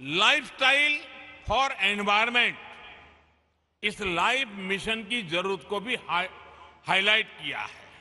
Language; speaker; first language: Hindi; non-native, local second language; Gujarati